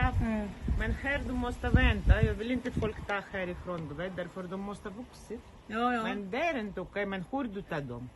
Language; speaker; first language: Swedish; non-native, learner; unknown